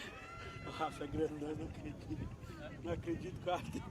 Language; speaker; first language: Portuguese; native; Portuguese